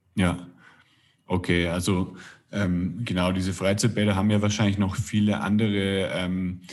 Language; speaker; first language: German; native; German